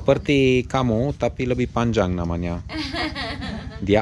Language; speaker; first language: Indonesian; non-native, learner; Romanian